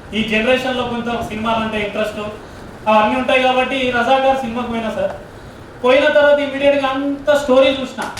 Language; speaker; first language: Telugu; non-native, local second language; Lambadi